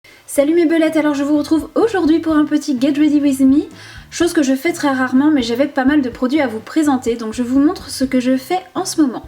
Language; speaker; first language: French; native; French